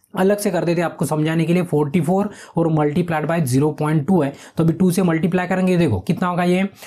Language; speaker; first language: Hindi; non-native, local second language; Marathi